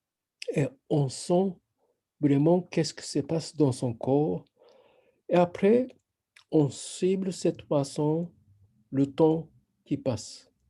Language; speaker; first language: French; non-native, fluent; Japanese